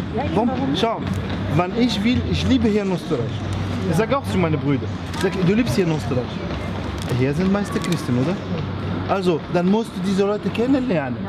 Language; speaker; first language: German; non-native, learner; Arabic